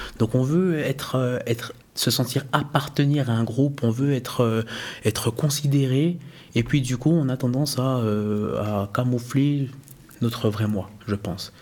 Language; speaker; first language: French; early bilingual, other home language; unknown